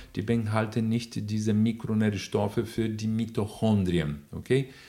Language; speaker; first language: German; non-native, fluent; Portuguese